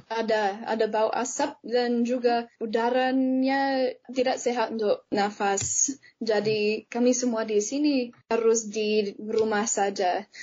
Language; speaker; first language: Indonesian; non-native, fluent; English